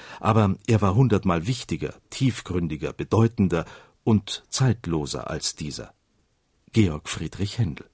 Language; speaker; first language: German; native; German